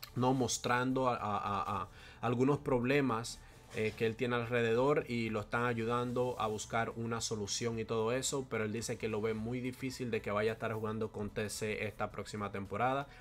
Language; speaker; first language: Spanish; native; Spanish